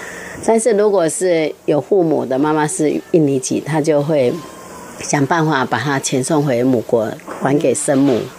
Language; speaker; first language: Chinese; native; Chinese